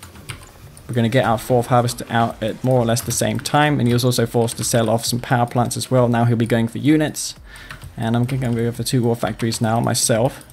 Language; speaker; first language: English; native; English